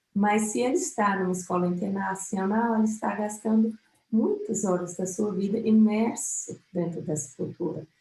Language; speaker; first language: Portuguese; non-native, fluent; English